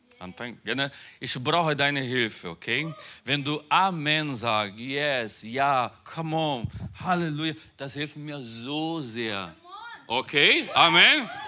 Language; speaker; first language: German; non-native, learner; Portuguese